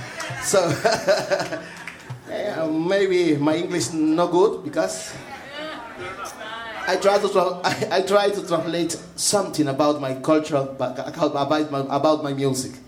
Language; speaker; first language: English; non-native, learner; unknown